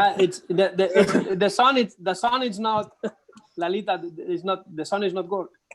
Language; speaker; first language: English; non-native, learner; Spanish